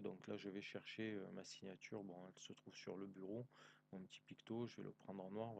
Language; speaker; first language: French; native; French